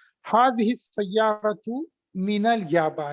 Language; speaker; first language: Arabic; non-native, fluent; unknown